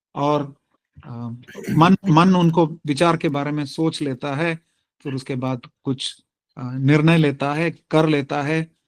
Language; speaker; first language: Hindi; non-native, local second language; Tamil